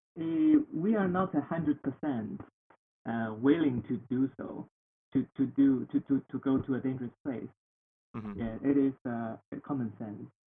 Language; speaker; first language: English; non-native, learner; Chinese